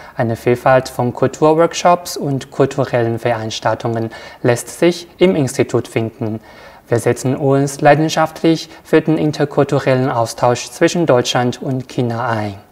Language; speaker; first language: German; non-native, fluent; Chinese